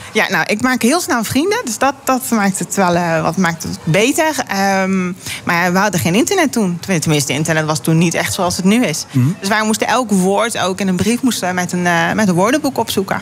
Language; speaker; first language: Dutch; early bilingual, other home language; Persian